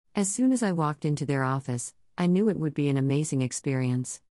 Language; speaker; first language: English; native; English